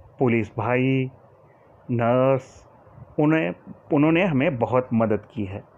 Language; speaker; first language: Hindi; non-native, local second language; Marathi